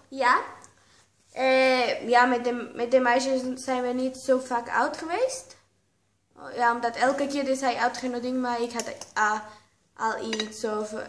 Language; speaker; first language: Dutch; non-native, learner; Spanish